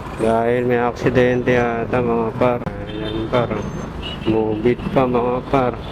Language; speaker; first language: Filipino; native; Filipino